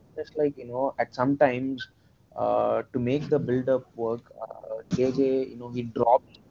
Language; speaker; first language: English; non-native, local second language; Tamil